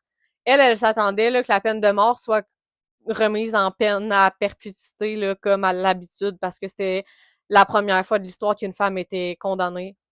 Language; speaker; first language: French; native; French